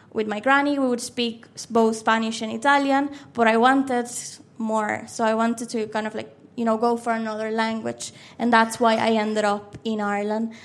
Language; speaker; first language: English; non-native, fluent; Spanish